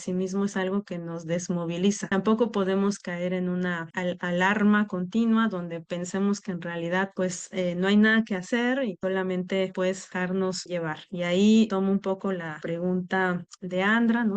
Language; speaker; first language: Spanish; native; Spanish